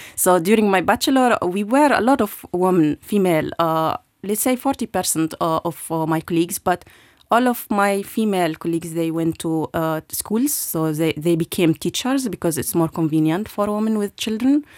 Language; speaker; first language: English; non-native, fluent; Arabic